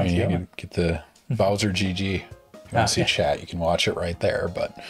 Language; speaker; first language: English; native; English